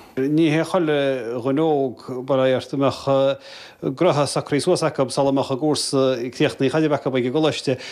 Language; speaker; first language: Irish; native; Irish